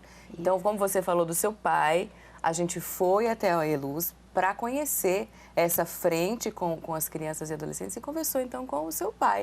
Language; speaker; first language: Portuguese; native; Portuguese